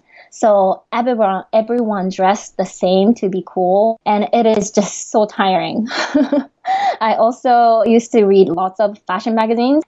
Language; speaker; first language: English; non-native, fluent; Japanese